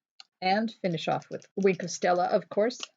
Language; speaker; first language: English; native; English